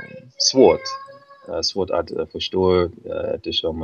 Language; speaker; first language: Swedish; non-native, learner; English